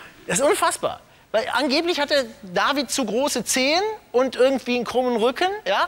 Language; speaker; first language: German; native; German